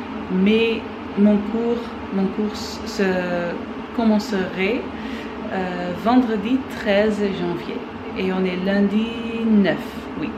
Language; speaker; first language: French; non-native, learner; Dutch